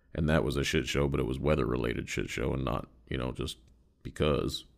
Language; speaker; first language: English; native; English